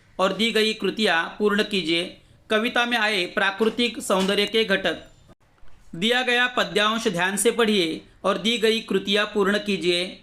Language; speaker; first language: Hindi; non-native, local second language; Marathi